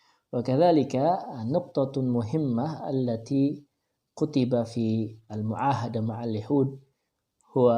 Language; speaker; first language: Arabic; non-native, fluent; Indonesian